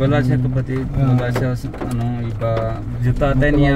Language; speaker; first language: Filipino; non-native, local second language; Punjabi